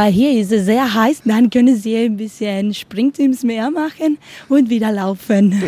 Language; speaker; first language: German; non-native, learner; Spanish